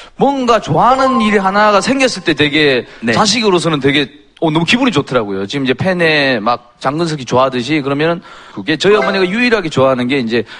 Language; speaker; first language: Korean; native; Korean